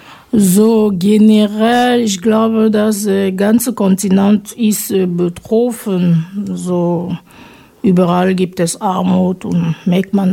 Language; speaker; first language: German; non-native, fluent; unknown